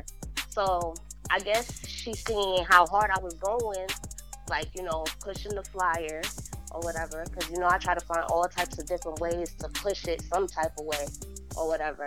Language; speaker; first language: English; native; English